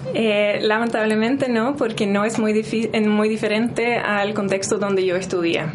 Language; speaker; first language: Spanish; non-native, fluent; English